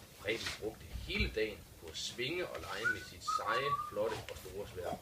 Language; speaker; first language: Danish; native; Danish